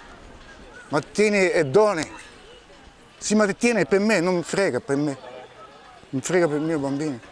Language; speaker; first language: Italian; non-native, learner; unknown